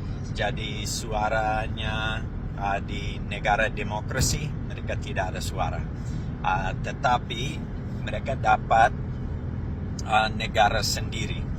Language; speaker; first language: Indonesian; non-native, fluent; English